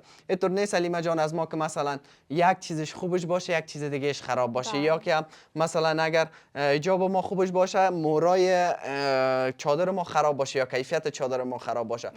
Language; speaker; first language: Persian; native; Persian